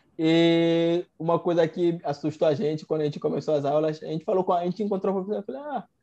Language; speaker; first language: Portuguese; non-native, fluent; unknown